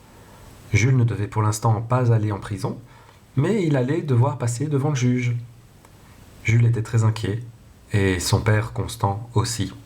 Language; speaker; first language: French; non-native, local second language; Dutch